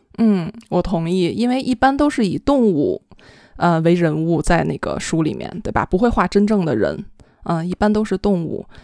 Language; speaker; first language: Chinese; native; Chinese